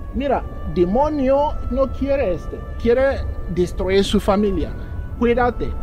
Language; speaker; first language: Spanish; non-native, learner; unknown